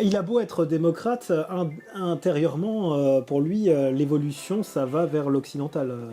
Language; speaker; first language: French; native; French